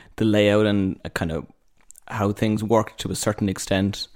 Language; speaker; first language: English; native; English